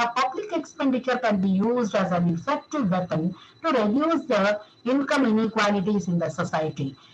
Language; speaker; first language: English; non-native, local second language; Kannada